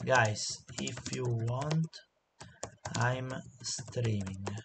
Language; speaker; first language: English; non-native, learner; Italian